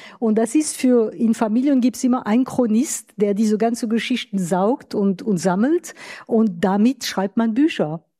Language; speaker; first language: German; non-native, fluent; French